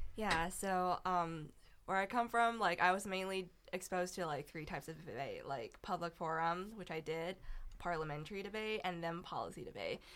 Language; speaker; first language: English; non-native, fluent; Chinese